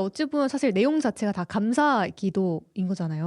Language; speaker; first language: Korean; native; Korean